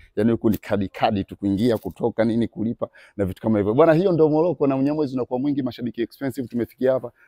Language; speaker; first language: Swahili; native; Swahili